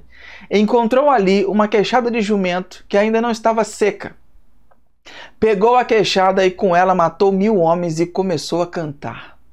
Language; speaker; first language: Portuguese; native; Portuguese